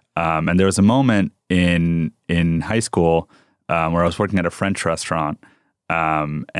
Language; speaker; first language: English; early bilingual, other home language; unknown